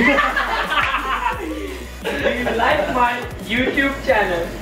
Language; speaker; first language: English; non-native, fluent; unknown